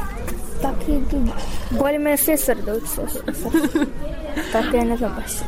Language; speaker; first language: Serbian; non-native, learner; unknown